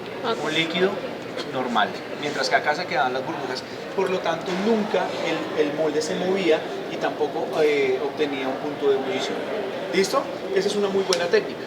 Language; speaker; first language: Spanish; native; Spanish